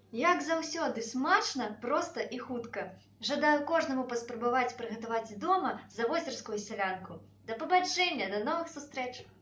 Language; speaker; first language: Belarusian; native; Belarusian